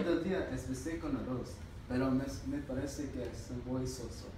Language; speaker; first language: Spanish; non-native, learner; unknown